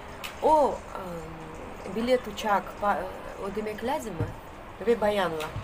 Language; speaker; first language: Turkish; non-native, learner; Russian